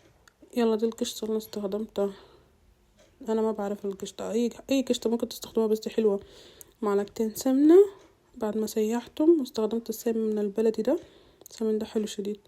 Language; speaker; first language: Arabic; native; Arabic